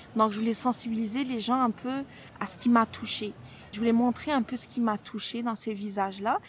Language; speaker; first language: French; non-native, local second language; Arabic